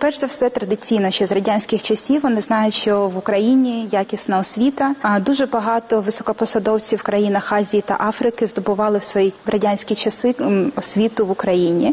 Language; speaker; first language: Ukrainian; native; Ukrainian